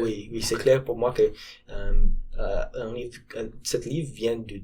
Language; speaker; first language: French; non-native, learner; English